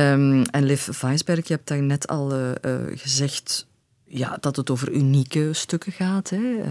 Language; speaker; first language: Dutch; native; Dutch